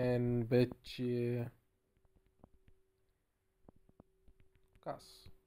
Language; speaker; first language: Dutch; non-native, learner; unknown